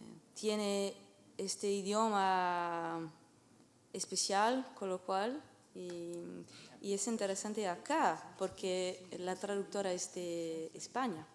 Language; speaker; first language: Spanish; non-native, learner; French